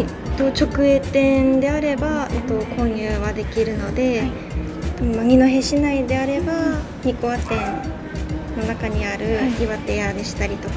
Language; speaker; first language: Japanese; native; Japanese